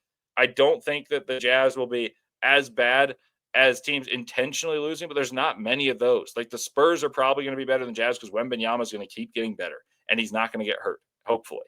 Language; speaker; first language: English; native; English